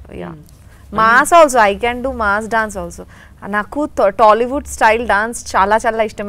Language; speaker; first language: Telugu; non-native, local second language; Bangla